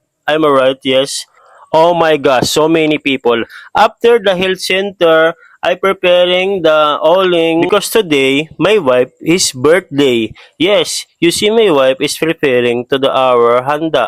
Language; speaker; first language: English; non-native, learner; Filipino